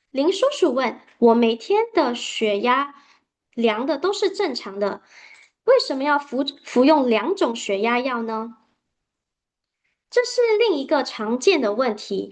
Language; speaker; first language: Chinese; native; Chinese